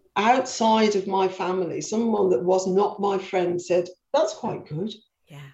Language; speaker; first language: English; native; English